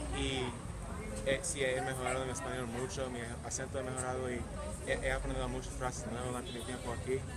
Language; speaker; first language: Spanish; early bilingual, heritage; English